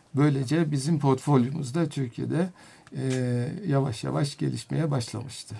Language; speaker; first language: Turkish; non-native, fluent; German